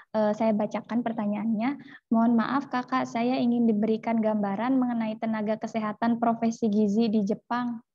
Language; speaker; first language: Indonesian; native; Indonesian